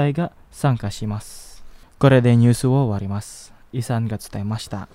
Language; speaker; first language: Japanese; non-native, fluent; Indonesian